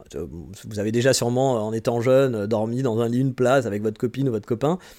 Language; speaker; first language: French; native; French